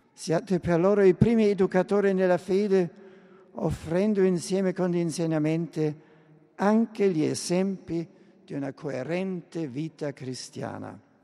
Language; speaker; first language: Italian; non-native, fluent; German